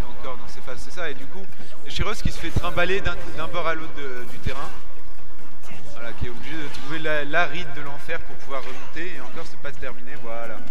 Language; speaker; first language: French; native; French